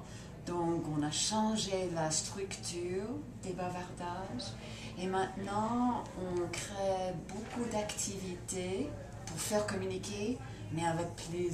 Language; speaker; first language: French; non-native, fluent; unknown